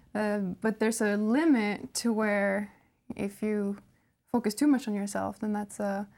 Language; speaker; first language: English; non-native, fluent; Norwegian